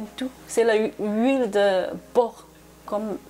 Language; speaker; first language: French; non-native, learner; Chinese